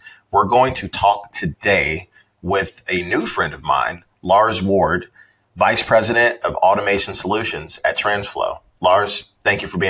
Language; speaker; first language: English; native; English